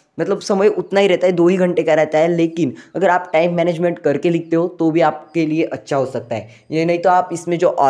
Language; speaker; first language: Hindi; non-native, local second language; Marathi